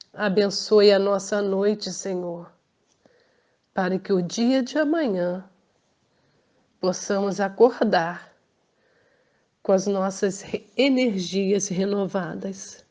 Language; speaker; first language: Portuguese; native; Portuguese